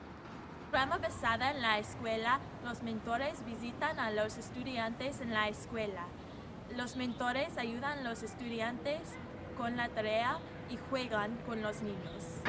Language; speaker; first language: Spanish; non-native, learner; English